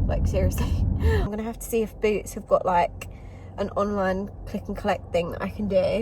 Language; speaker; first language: English; native; English